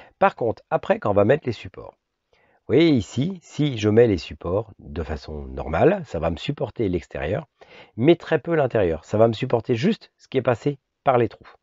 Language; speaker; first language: French; native; French